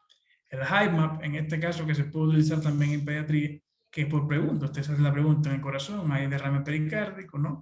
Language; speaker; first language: Spanish; native; Spanish